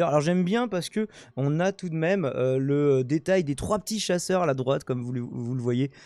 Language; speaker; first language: French; native; French